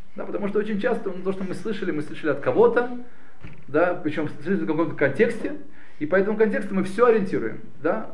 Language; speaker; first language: Russian; early bilingual, heritage; Russian